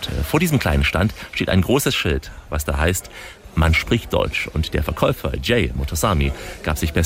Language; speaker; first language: German; native; German